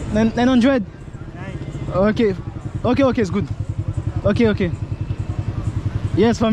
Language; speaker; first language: English; non-native, learner; French